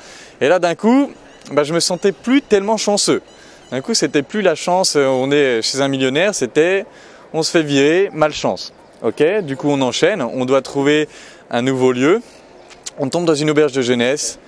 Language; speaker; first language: French; native; French